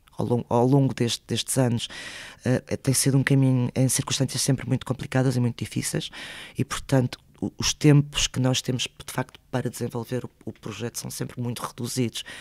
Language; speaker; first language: Portuguese; early bilingual, other home language; Spanish